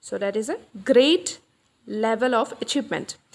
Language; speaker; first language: English; non-native, local second language; Assamese